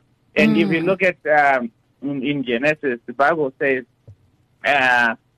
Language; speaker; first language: English; non-native, local second language; Shona